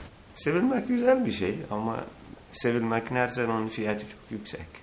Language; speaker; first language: Turkish; non-native, learner; Azerbaijani